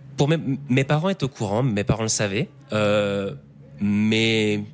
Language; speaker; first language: French; native; French